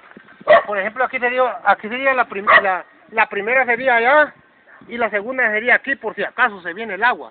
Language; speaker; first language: Spanish; native; Spanish